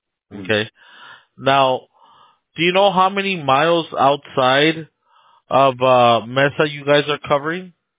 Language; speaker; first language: English; early bilingual, other home language; Spanish